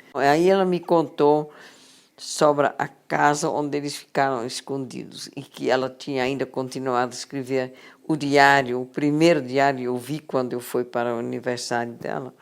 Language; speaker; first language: Portuguese; non-native, fluent; Dutch